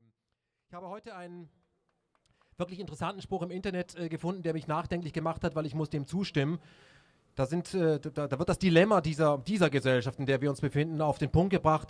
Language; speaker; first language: German; native; German